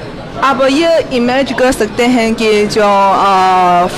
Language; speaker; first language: Hindi; non-native, fluent; Chinese